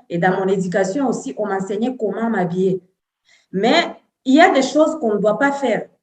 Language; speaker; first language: French; non-native, local second language; Swahili